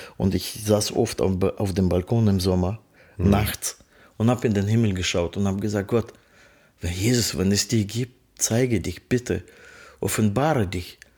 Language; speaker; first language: German; non-native, fluent; Russian